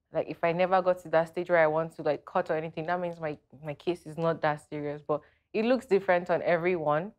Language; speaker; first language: English; non-native, local second language; Yoruba